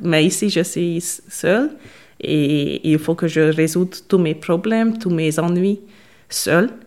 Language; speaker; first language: French; non-native, learner; Hungarian